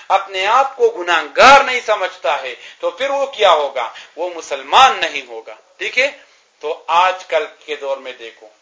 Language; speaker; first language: Urdu; non-native, local second language; Pashto